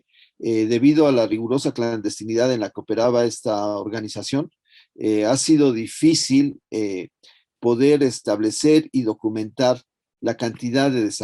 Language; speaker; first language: Spanish; native; Spanish